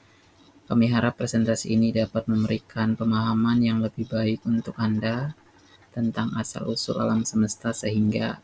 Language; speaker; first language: Indonesian; native; Indonesian